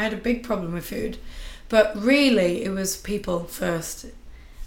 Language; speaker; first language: English; native; English